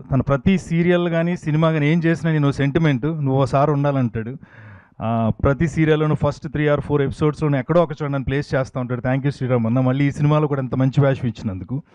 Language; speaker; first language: Telugu; native; Telugu